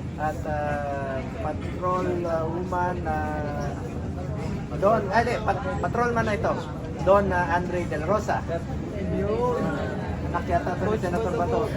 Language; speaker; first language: Filipino; native; Filipino